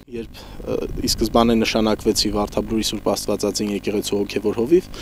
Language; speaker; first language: Armenian; native; Armenian